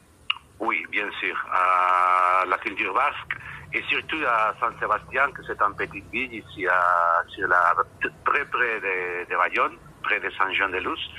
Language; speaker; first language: French; non-native, learner; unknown